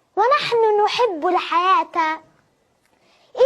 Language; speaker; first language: Arabic; native; Arabic